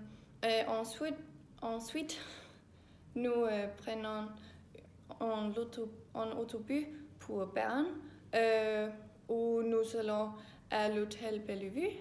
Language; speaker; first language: French; non-native, learner; Danish